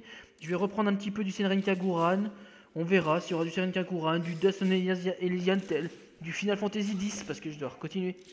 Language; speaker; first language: French; native; French